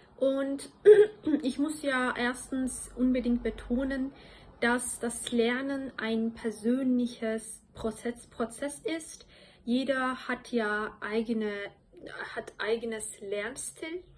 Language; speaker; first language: German; non-native, fluent; Turkish